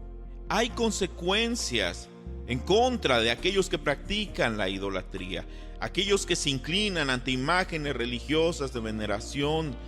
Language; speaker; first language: Spanish; native; Spanish